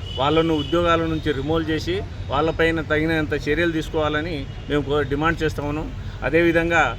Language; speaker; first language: Telugu; non-native, local second language; Lambadi